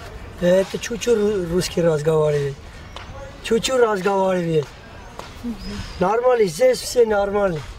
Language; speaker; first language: Russian; non-native, learner; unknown